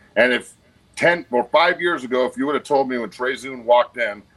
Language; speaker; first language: English; native; English